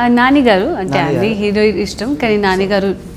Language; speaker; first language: Telugu; non-native, local second language; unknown